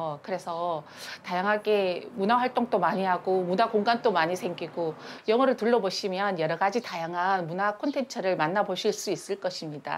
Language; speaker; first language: Korean; native; Korean